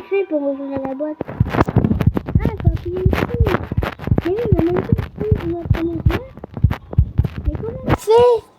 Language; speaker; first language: French; native; French